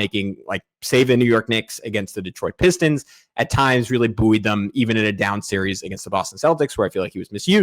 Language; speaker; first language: English; native; English